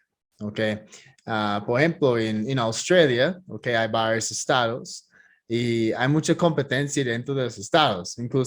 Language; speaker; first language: Spanish; non-native, fluent; English